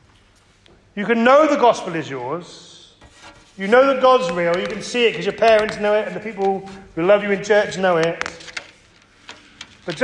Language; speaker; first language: English; native; English